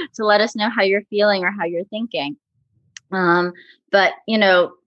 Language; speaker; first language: English; native; English